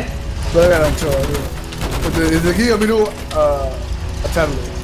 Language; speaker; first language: Catalan; native; Catalan